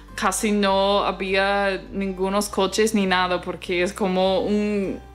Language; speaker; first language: Spanish; non-native, fluent; English